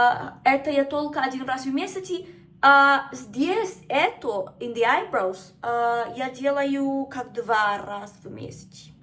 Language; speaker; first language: Russian; non-native, learner; Spanish